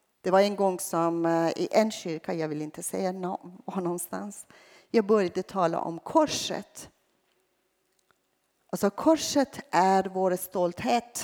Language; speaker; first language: Swedish; non-native, fluent; Persian